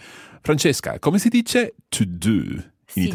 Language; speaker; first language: Italian; non-native, fluent; English